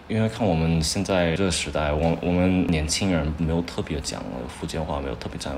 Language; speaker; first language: Chinese; early bilingual, other home language; English